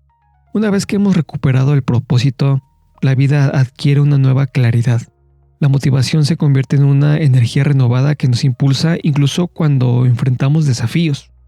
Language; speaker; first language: Spanish; native; Spanish